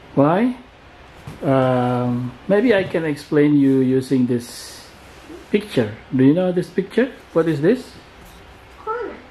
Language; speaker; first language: English; non-native, fluent; Indonesian